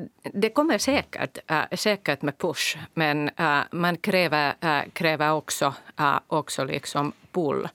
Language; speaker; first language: Swedish; non-native, local second language; Finnish